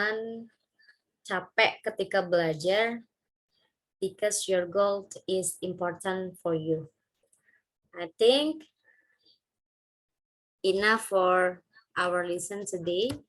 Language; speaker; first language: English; non-native, learner; Indonesian